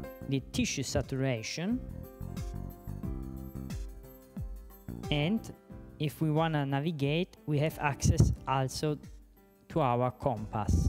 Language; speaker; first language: English; non-native, fluent; Italian